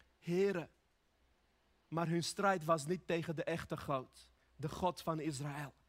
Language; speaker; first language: Dutch; early bilingual, other home language; Armenian